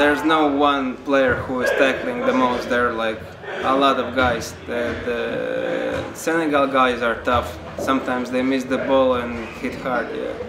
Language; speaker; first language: English; non-native, learner; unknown